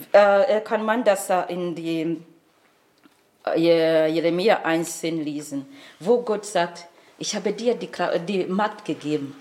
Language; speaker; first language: German; non-native, fluent; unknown